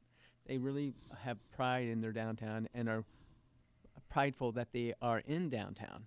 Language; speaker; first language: English; native; English